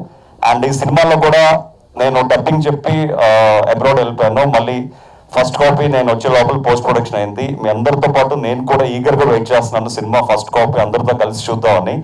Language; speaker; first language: Telugu; native; Telugu